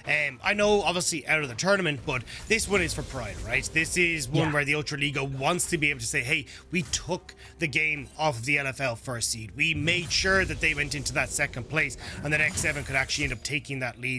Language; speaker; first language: English; native; English